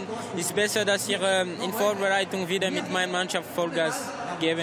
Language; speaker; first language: German; non-native, fluent; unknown